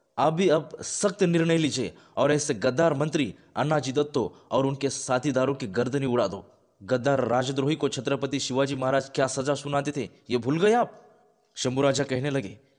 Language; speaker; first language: Hindi; non-native, local second language; Marathi